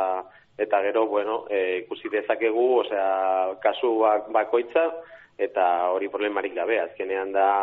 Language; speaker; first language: Basque; non-native, learner; Catalan